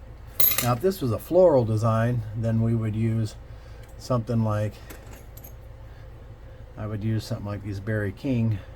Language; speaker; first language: English; native; English